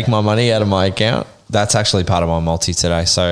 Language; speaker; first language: English; native; English